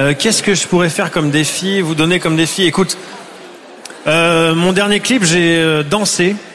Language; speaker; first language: French; native; French